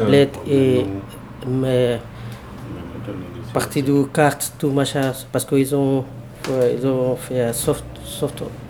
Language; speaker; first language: French; non-native, learner; Bangla